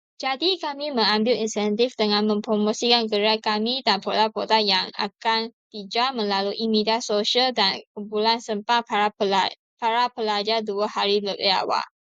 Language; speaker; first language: Malay; non-native, local second language; Chinese